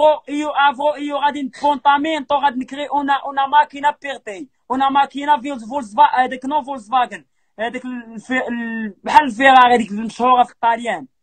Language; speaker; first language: Italian; non-native, learner; Arabic